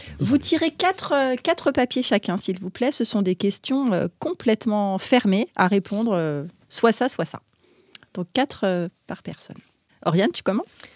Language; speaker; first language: French; native; French